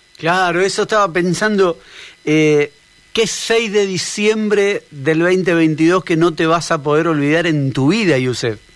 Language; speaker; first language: Spanish; native; Spanish